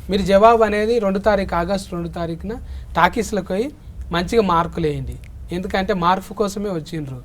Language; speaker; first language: Telugu; native; Telugu